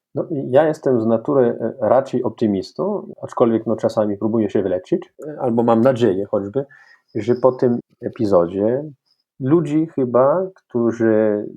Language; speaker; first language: Polish; non-native, fluent; French